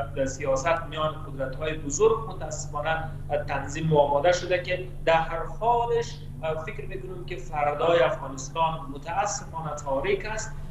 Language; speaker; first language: Persian; native; Persian